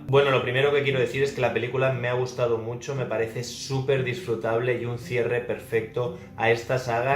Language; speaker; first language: Spanish; native; Spanish